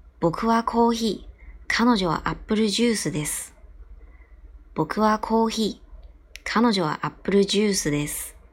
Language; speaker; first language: Japanese; non-native, fluent; Chinese